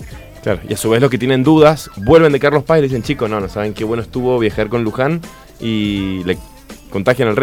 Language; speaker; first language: Spanish; native; Spanish